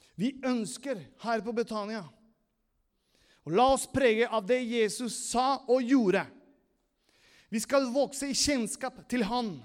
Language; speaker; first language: Norwegian; non-native, fluent; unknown